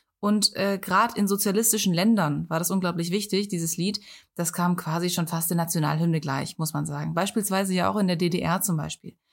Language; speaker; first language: German; native; German